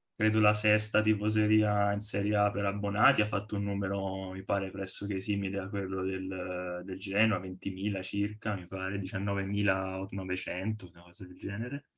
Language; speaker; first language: Italian; native; Italian